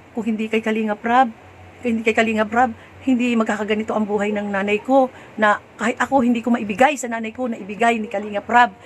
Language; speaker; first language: Filipino; native; Filipino